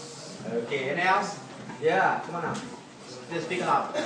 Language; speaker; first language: English; non-native, learner; Indonesian